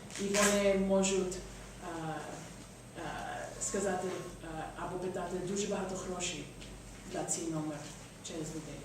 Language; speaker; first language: Ukrainian; non-native, learner; English